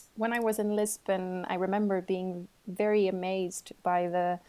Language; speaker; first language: English; non-native, fluent; Portuguese